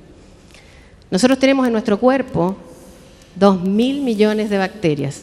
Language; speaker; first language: Spanish; native; Spanish